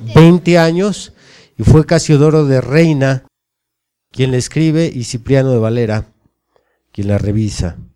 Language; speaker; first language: Spanish; native; Spanish